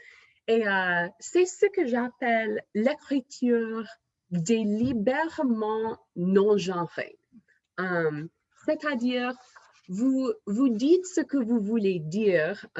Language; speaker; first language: French; non-native, fluent; English